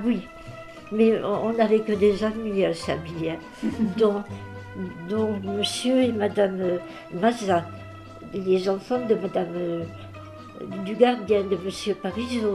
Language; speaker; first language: French; native; French